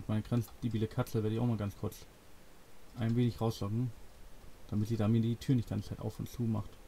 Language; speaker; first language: German; native; German